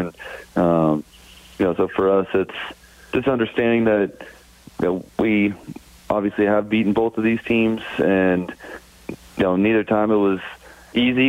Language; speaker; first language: English; native; English